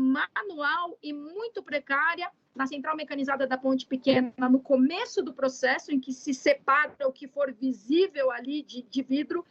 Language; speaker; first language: Portuguese; native; Portuguese